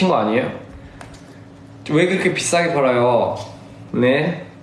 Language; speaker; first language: Korean; early bilingual, heritage; Korean